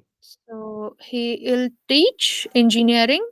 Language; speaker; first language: English; non-native, learner; Urdu